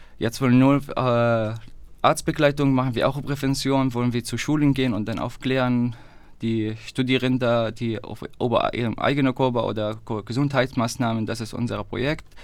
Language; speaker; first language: German; non-native, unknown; Arabic